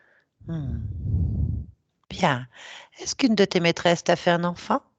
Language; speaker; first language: French; native; French